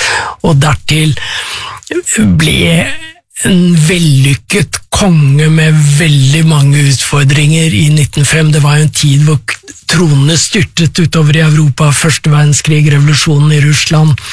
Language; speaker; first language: Norwegian; native; Norwegian